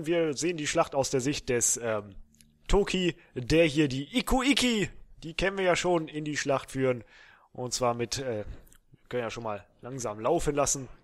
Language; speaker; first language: German; native; German